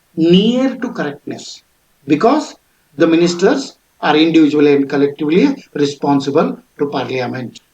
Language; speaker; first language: English; non-native, local second language; Kannada